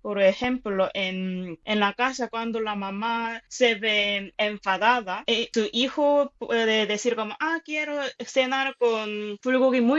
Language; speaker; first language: Spanish; non-native, fluent; Korean